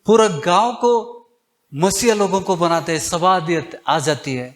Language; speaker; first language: Hindi; non-native, local second language; Kannada